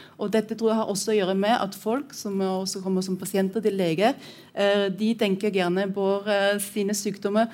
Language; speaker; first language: Norwegian; non-native, fluent; German